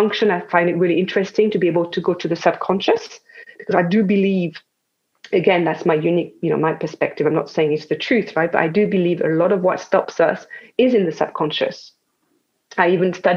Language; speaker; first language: English; non-native, fluent; French